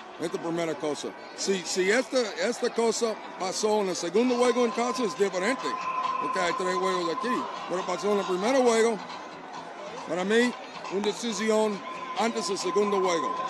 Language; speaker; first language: Spanish; non-native, learner; English